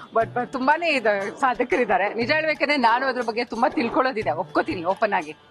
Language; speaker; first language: Kannada; native; Kannada